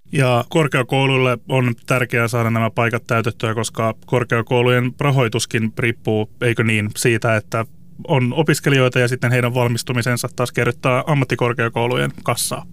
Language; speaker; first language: Finnish; native; Finnish